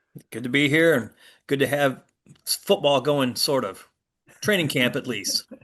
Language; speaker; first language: English; native; English